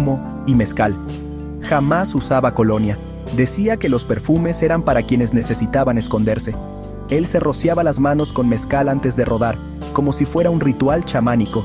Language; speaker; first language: Spanish; native; Spanish